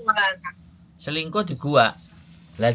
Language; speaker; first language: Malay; non-native, local second language; Javanese